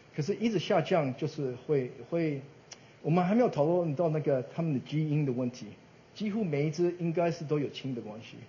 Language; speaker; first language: Chinese; early bilingual, heritage; Chinese